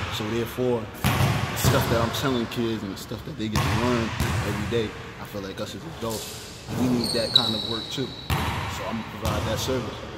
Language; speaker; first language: English; native; English